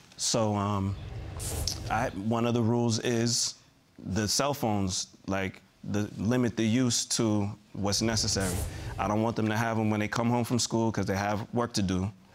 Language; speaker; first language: English; native; English